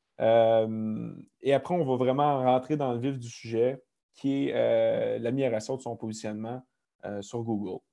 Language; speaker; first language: French; native; French